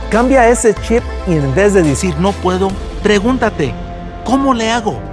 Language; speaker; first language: Spanish; early bilingual, heritage; Spanish